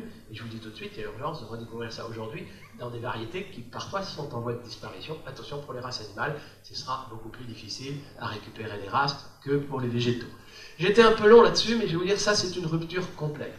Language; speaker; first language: French; native; French